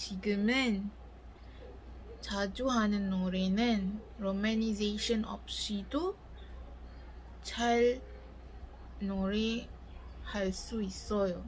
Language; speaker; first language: Korean; non-native, learner; Malay